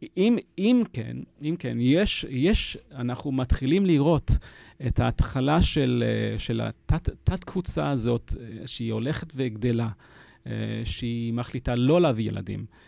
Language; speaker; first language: Hebrew; non-native, fluent; English